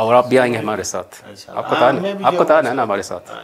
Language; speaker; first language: Hindi; early bilingual, heritage; English